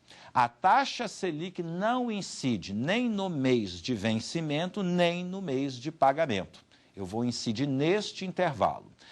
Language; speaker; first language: Portuguese; native; Portuguese